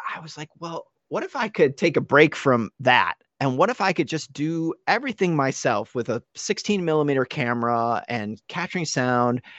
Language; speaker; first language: English; native; English